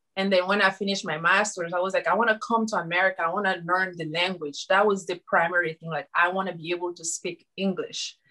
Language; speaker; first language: English; non-native, fluent; Susu